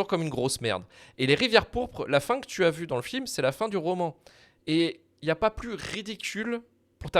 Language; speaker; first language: French; native; French